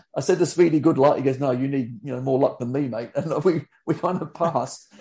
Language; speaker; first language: English; native; English